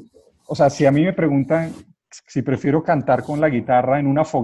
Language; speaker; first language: Spanish; native; Spanish